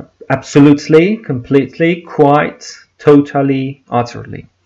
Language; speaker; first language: English; non-native, fluent; Persian